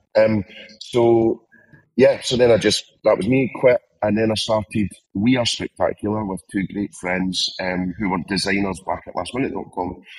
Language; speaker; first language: English; native; English